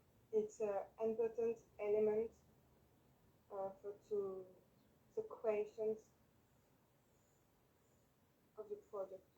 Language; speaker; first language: English; non-native, learner; French